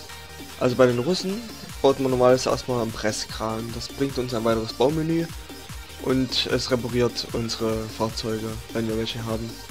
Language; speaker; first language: German; native; German